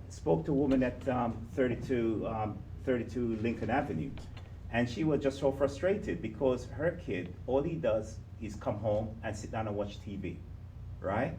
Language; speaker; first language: English; native; English